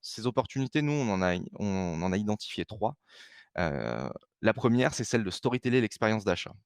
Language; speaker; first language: French; native; French